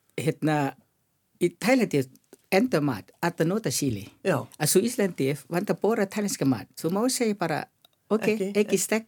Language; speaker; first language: Icelandic; non-native, learner; Thai